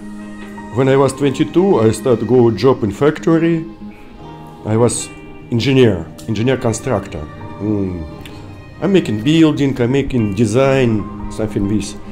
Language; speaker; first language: English; non-native, learner; Russian